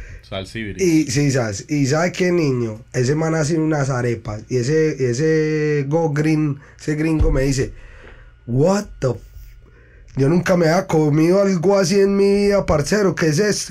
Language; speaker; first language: Spanish; native; Spanish